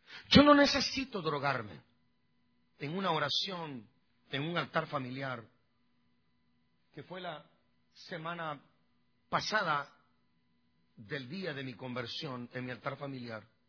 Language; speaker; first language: Spanish; native; Spanish